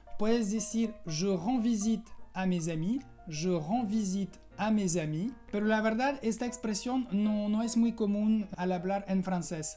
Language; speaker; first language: Spanish; non-native, fluent; French